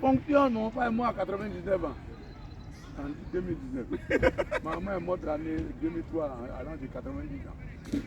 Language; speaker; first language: French; non-native, local second language; Baoulé